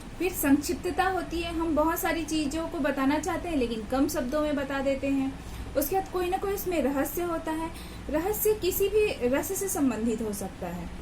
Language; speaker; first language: Hindi; native; Hindi